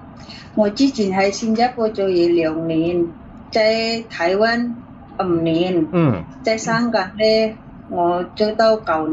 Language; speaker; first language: Cantonese; non-native, learner; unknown